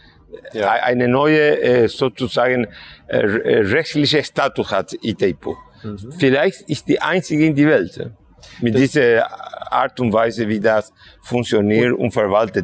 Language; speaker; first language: German; non-native, fluent; Spanish